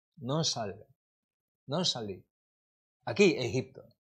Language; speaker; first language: Spanish; non-native, learner; Korean